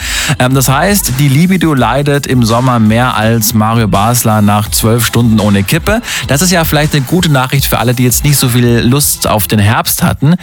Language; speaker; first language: German; native; German